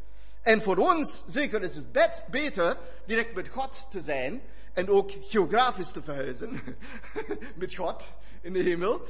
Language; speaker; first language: Dutch; non-native, fluent; German